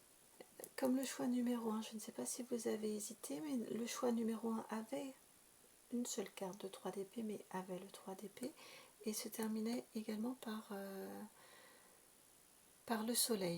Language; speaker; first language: French; native; French